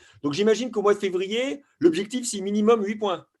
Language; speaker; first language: French; native; French